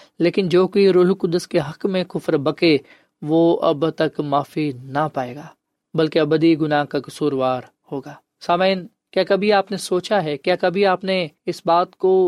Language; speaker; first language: Urdu; non-native, local second language; Punjabi